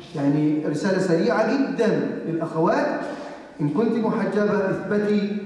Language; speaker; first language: Arabic; native; Arabic